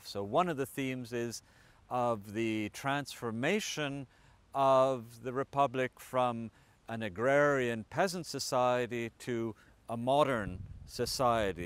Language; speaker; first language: English; non-native, fluent; Estonian